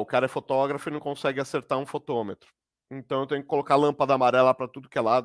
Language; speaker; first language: Portuguese; native; Portuguese